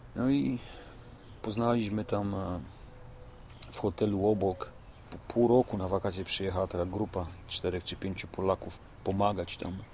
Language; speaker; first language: Polish; native; Polish